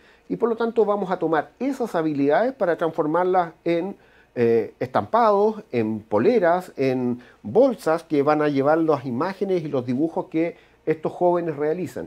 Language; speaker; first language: Spanish; native; Spanish